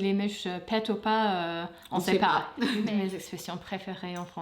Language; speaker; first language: French; non-native, fluent; English